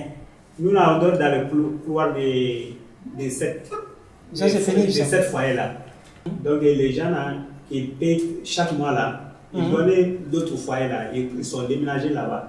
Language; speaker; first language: French; non-native, learner; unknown